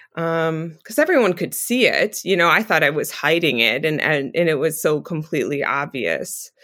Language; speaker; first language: English; native; English